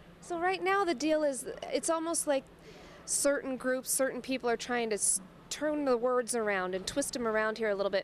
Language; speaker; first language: English; native; English